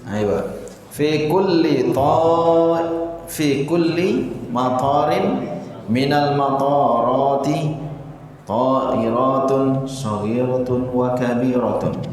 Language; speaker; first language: Arabic; non-native, fluent; Indonesian